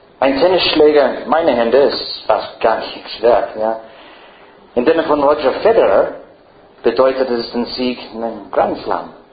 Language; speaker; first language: German; non-native, fluent; English